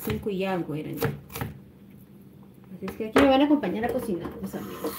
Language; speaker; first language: Spanish; native; Spanish